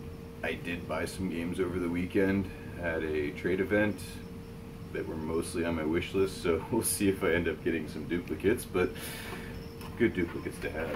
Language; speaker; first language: English; native; English